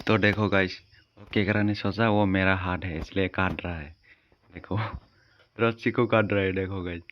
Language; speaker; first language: Hindi; non-native, local second language; Kok Borok